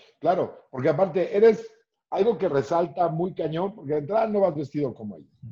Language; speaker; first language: Spanish; native; Spanish